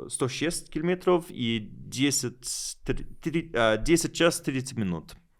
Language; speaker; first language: Russian; non-native, learner; English